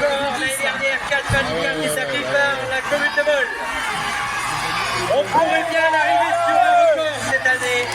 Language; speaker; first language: French; native; French